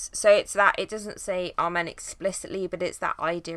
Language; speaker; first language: English; native; English